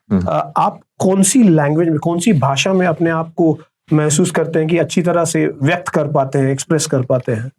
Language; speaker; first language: Hindi; native; Hindi